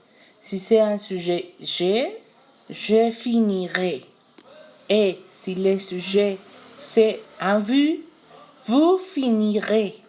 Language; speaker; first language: French; non-native, learner; Spanish